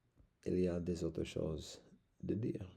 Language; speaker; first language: French; non-native, learner; English